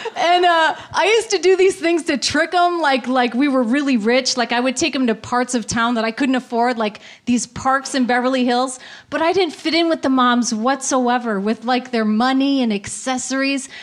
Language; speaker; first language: English; native; English